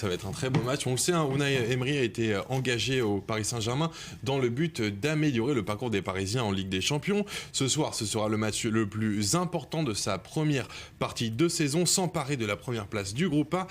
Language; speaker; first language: French; native; French